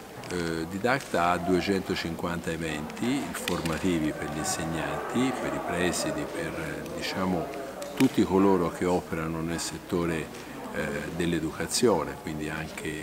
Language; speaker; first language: Italian; native; Italian